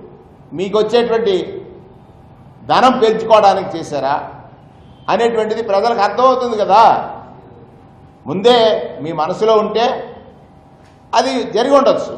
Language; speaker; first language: Telugu; native; Telugu